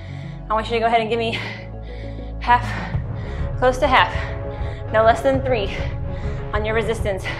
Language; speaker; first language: English; native; English